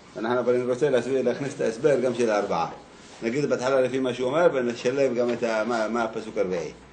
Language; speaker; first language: Hebrew; native; Hebrew